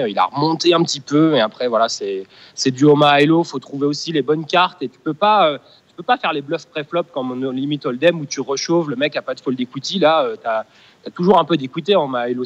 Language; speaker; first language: French; native; French